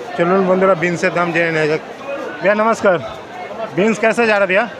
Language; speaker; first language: Hindi; non-native, local second language; Bangla